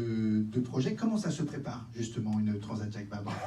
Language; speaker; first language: French; native; French